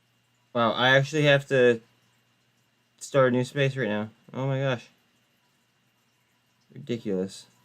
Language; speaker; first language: English; native; English